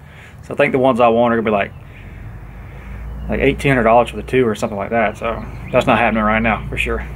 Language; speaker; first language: English; native; English